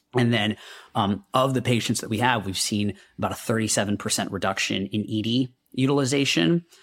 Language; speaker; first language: English; non-native, local second language; Hindi